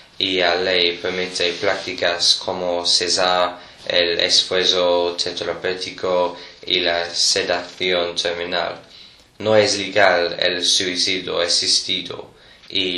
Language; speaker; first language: Spanish; non-native, learner; English